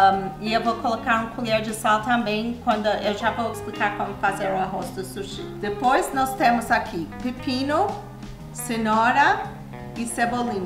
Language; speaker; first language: Portuguese; non-native, fluent; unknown